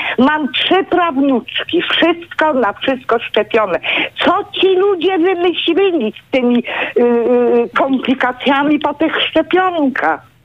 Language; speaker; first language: Polish; early bilingual, heritage; Polish